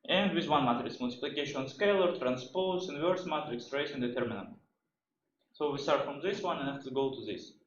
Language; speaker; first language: English; non-native, fluent; Russian